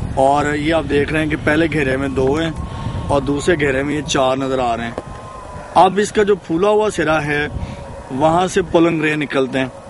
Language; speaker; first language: Urdu; non-native, local second language; Punjabi